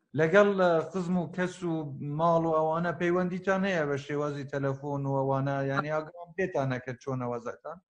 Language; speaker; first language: Central Kurdish; non-native, local second language; Kurdish